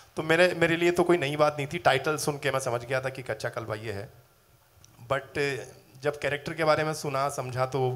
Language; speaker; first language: Hindi; native; Hindi